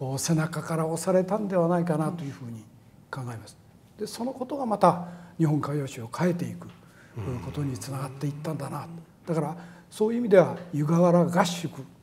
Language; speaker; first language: Japanese; native; Japanese